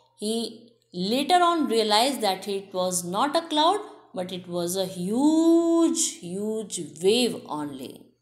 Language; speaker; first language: English; non-native, local second language; Hindi